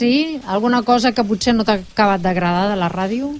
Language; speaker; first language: Catalan; native; Catalan